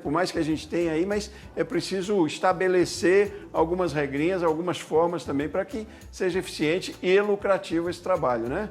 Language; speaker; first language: Portuguese; native; Portuguese